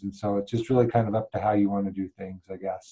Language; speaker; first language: English; native; English